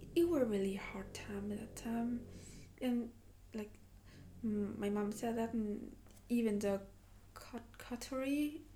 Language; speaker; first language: English; non-native, learner; Vietnamese